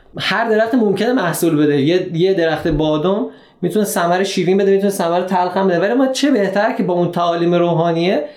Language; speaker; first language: Persian; native; Persian